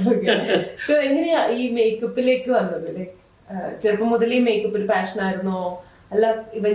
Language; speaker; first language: Malayalam; native; Malayalam